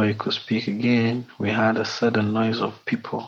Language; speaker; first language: English; non-native, local second language; Kinyarwanda